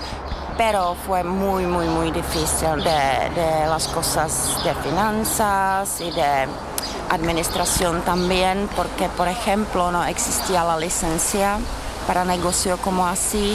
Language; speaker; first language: Spanish; non-native, learner; Czech